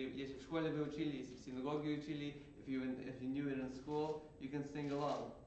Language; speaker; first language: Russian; early bilingual, heritage; English